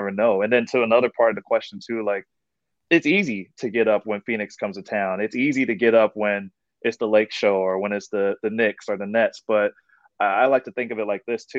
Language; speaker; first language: English; native; English